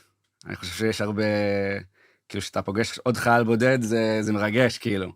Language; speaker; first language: Hebrew; early bilingual, heritage; English